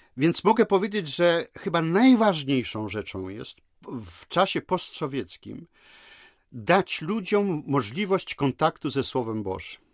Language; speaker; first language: Polish; native; Polish